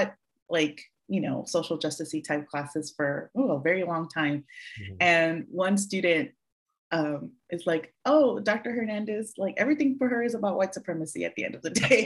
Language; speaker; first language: English; early bilingual, other home language; Spanish